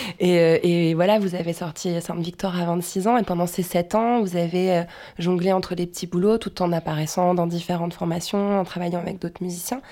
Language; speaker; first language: French; native; French